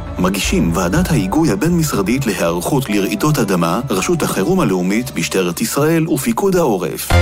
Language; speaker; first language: Hebrew; native; Hebrew